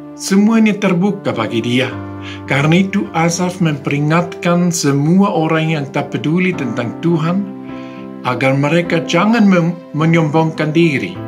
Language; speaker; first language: Indonesian; non-native, fluent; Swiss German